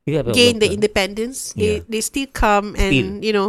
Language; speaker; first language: English; non-native, local second language; Malay